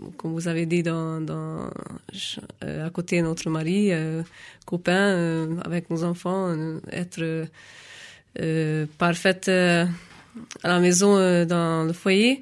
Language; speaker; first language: French; non-native, fluent; Hungarian